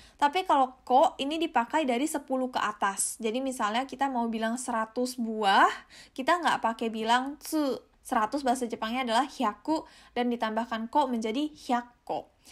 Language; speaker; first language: Indonesian; native; Indonesian